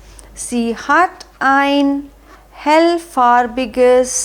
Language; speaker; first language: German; non-native, fluent; Hindi